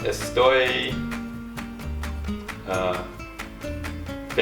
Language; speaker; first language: Spanish; non-native, learner; English